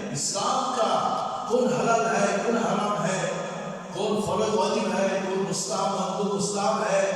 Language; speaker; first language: Urdu; non-native, local second language; Bangla